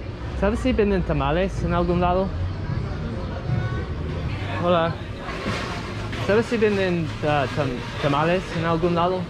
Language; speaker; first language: Spanish; non-native, fluent; English